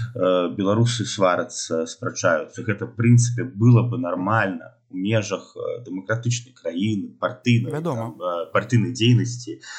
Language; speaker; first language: Belarusian; non-native, local second language; Russian